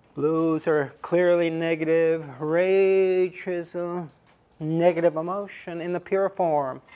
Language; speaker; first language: English; non-native, fluent; Estonian